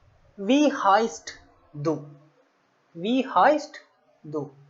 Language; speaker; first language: German; non-native, learner; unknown